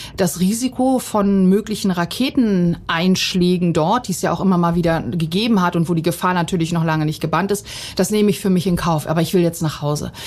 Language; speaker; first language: German; early bilingual, other home language; Bosnian